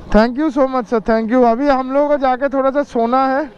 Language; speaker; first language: Hindi; non-native, local second language; Bangla